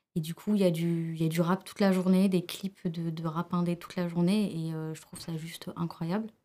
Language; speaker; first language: French; early bilingual, other home language; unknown